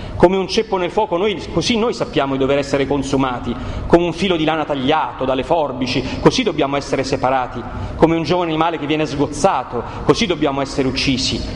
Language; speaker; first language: Italian; native; Italian